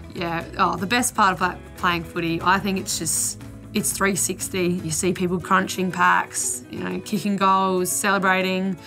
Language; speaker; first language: English; native; English